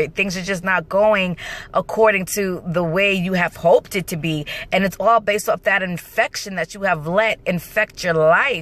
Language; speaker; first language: English; native; English